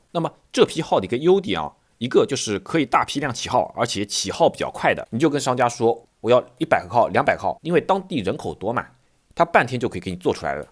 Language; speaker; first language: Chinese; native; Chinese